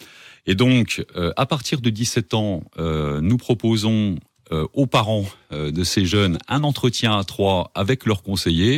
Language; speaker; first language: French; native; French